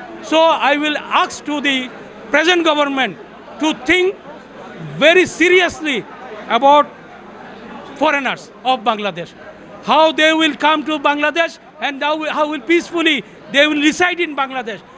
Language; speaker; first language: English; non-native, local second language; Bangla